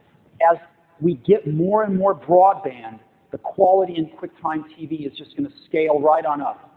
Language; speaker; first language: English; native; English